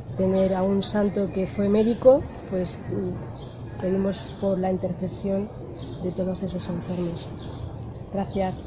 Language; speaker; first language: Spanish; native; Spanish